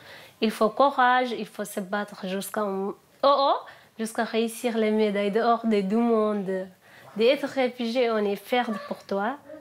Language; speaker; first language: French; non-native, learner; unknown